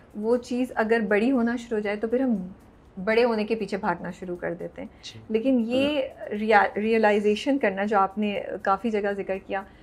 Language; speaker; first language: Urdu; native; Urdu